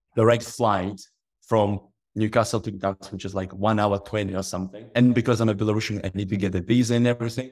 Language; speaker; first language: English; non-native, fluent; Russian